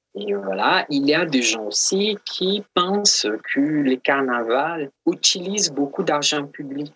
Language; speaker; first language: French; non-native, fluent; Portuguese